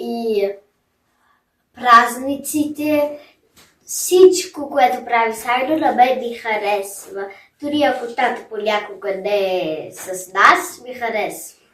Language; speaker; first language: Bulgarian; early bilingual, heritage; German